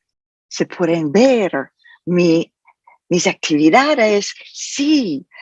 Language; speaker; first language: Spanish; non-native, fluent; English